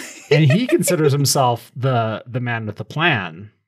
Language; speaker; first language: English; native; English